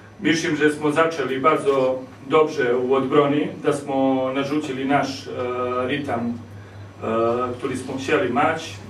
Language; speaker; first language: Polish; non-native, learner; Serbian